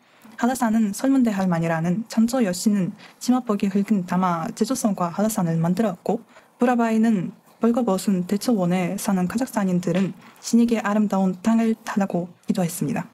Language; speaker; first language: Korean; non-native, fluent; Kazakh